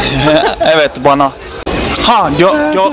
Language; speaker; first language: Turkish; non-native, learner; Japanese